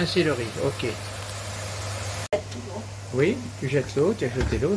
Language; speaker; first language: French; native; French